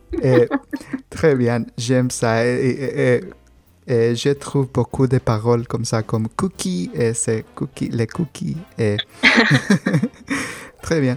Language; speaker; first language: French; non-native, learner; Spanish